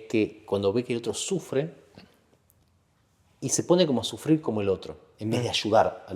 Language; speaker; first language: Spanish; native; Spanish